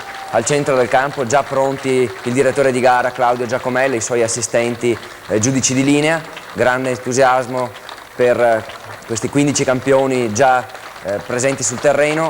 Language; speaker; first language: Italian; native; Italian